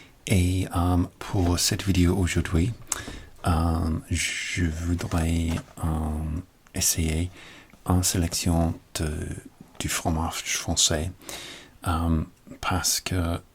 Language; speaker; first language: French; non-native, learner; English